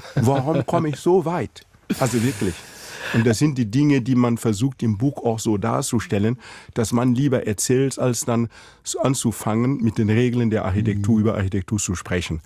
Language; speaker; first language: German; non-native, fluent; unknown